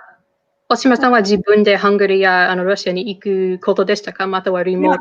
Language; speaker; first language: Japanese; non-native, fluent; English